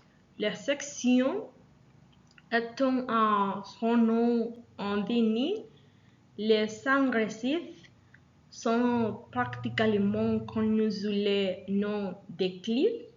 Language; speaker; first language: French; non-native, learner; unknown